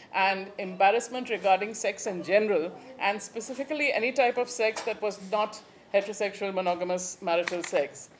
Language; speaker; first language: English; native; English